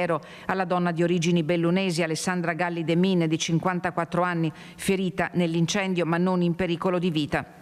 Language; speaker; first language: Italian; native; Italian